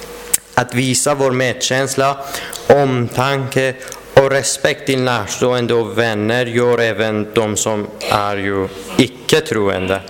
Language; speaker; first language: Swedish; non-native, fluent; Persian